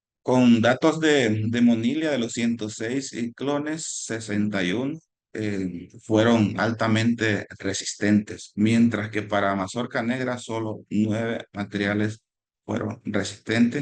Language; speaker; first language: Spanish; native; Spanish